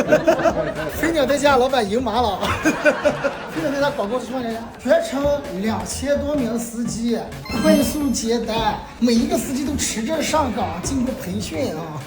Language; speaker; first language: Chinese; native; Chinese